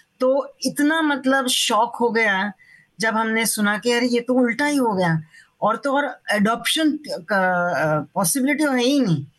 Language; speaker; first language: Hindi; non-native, local second language; Marathi